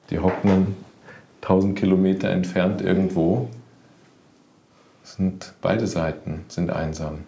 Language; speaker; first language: German; native; German